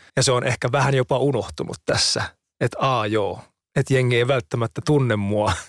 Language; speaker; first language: Finnish; native; Finnish